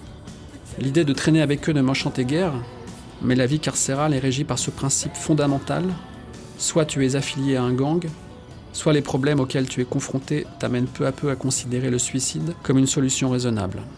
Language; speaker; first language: French; native; French